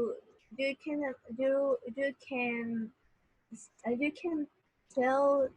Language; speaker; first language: English; non-native, learner; Spanish